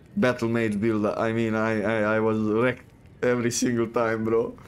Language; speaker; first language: English; non-native, fluent; Serbian